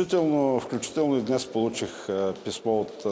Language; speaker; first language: Bulgarian; native; Bulgarian